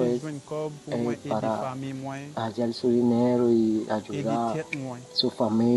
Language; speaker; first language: Spanish; non-native, learner; Haitian Creole